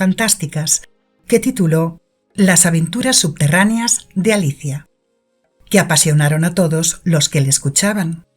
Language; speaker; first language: Spanish; native; Spanish